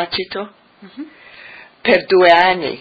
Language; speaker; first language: Italian; early bilingual, heritage; English